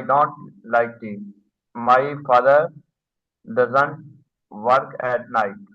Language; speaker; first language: English; non-native, learner; Urdu